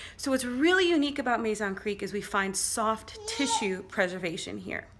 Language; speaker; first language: English; native; English